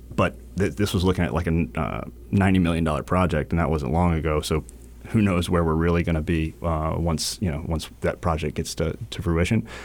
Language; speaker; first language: English; native; English